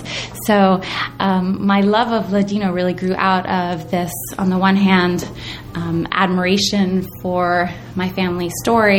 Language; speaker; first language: English; native; English